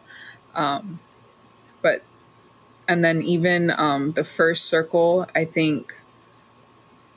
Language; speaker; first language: English; native; English